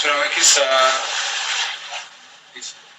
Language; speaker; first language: Spanish; native; Spanish